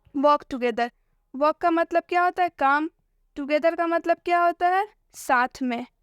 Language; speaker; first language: Hindi; native; Hindi